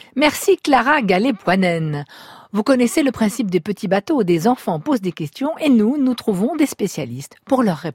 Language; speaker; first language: French; native; French